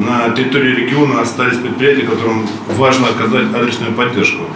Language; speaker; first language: Russian; native; Russian